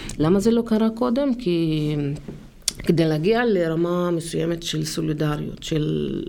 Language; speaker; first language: Hebrew; non-native, local second language; Arabic